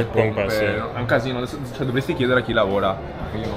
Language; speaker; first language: Italian; native; Italian